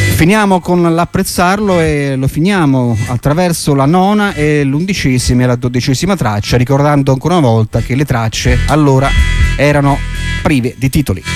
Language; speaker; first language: Italian; native; Italian